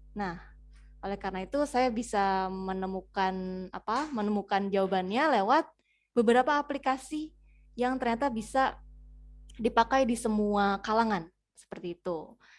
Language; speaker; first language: Indonesian; native; Indonesian